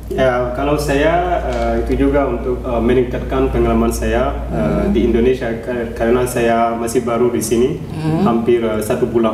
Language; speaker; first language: Indonesian; non-native, fluent; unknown